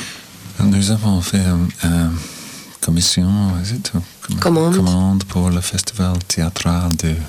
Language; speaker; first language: French; non-native, fluent; English